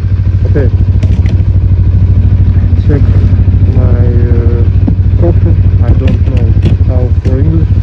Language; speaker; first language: English; non-native, learner; Russian